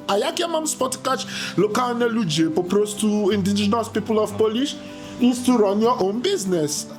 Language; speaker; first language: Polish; non-native, learner; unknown